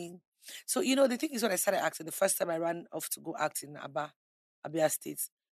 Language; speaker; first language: English; non-native, local second language; Ibibio